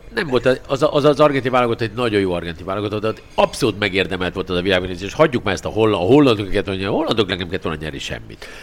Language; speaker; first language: Hungarian; native; Hungarian